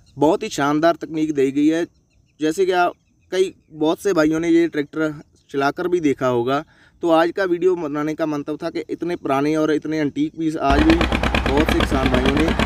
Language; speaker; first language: Hindi; non-native, local second language; Punjabi